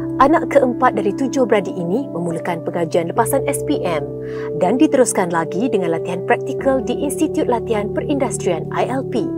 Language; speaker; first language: Malay; native; Malay